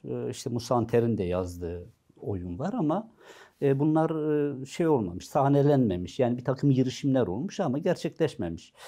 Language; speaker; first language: Turkish; non-native, local second language; Zaza